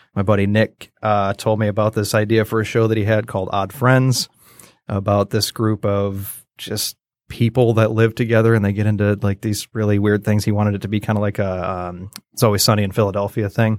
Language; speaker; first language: English; native; English